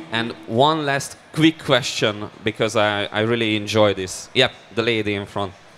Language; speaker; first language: English; early bilingual, other home language; Hungarian